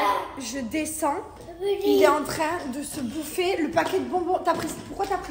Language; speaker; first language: French; native; French